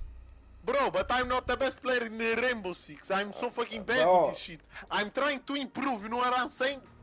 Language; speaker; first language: English; non-native, learner; Portuguese